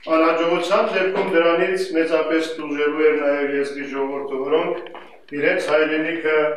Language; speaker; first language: Armenian; non-native, local second language; Kurdish